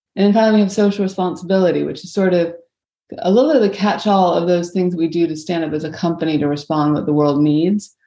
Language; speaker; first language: English; native; English